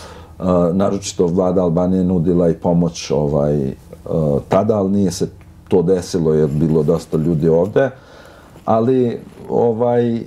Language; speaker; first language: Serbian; non-native, local second language; Albanian